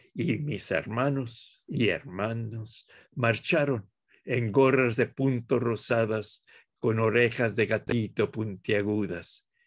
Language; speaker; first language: Spanish; early bilingual, heritage; Spanish